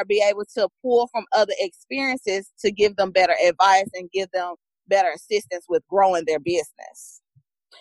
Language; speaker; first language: English; native; English